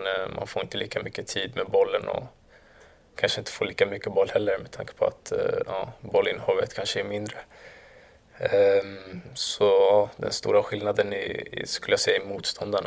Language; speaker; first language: Swedish; early bilingual, other home language; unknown